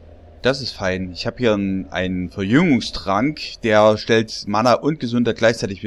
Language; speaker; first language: German; native; German